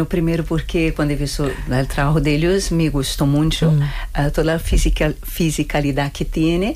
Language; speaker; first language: Spanish; non-native, fluent; Portuguese